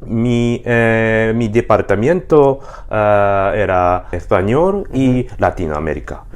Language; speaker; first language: Spanish; non-native, learner; Japanese